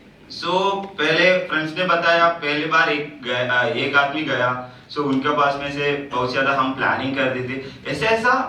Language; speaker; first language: Hindi; non-native, local second language; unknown